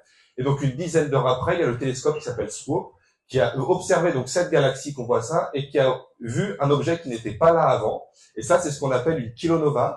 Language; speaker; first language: French; native; French